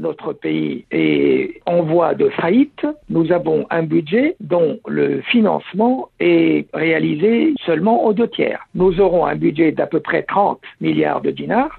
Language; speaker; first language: French; non-native, local second language; Arabic